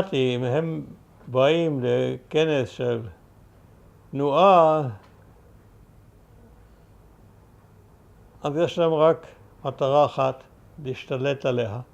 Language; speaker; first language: Hebrew; early bilingual, other home language; German